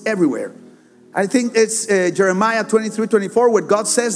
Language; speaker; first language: English; non-native, fluent; Spanish